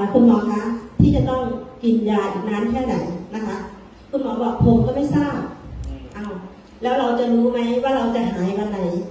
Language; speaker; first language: Thai; native; Thai